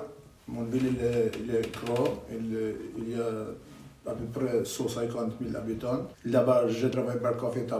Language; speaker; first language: French; non-native, learner; Albanian